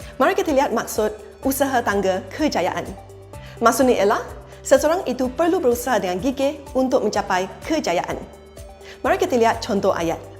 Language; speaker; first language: Malay; non-native, local second language; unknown